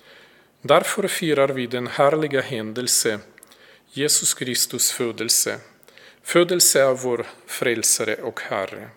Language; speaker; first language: Swedish; non-native, fluent; Russian